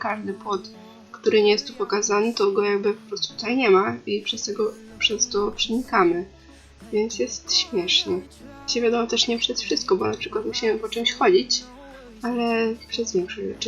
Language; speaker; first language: Polish; native; Polish